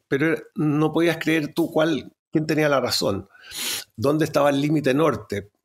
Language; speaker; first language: Spanish; native; Spanish